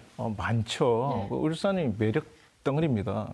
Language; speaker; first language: Korean; native; Korean